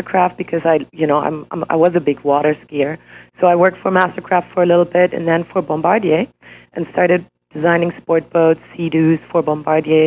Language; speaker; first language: English; non-native, fluent; German